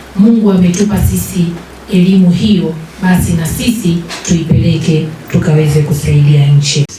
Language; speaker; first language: Swahili; native; Swahili